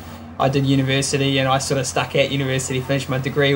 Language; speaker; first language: English; native; English